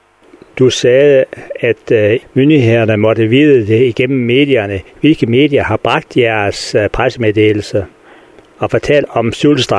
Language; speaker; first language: Danish; native; Danish